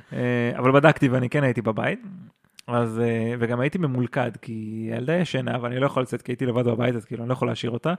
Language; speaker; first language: Hebrew; native; Hebrew